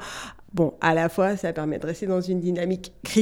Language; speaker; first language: French; native; French